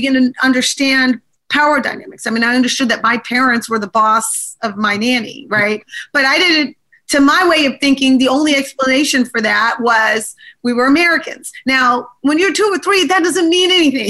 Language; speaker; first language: English; native; English